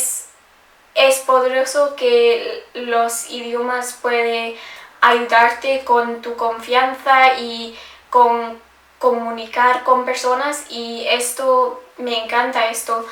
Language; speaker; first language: Spanish; non-native, learner; English